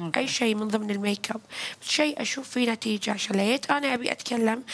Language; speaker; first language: Arabic; native; Arabic